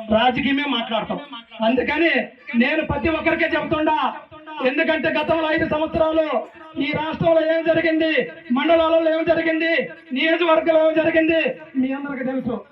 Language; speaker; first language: Telugu; native; Telugu